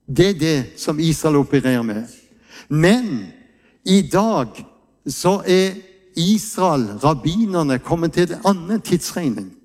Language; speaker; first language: Norwegian; native; Norwegian